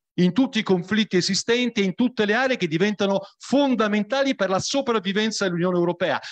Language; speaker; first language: Italian; native; Italian